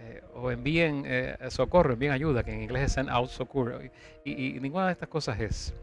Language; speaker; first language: Spanish; native; Spanish